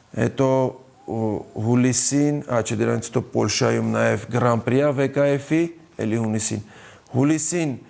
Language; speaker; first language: Armenian; early bilingual, heritage; Armenian